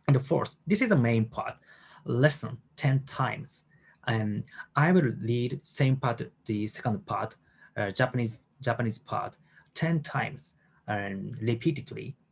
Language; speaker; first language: English; non-native, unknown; Japanese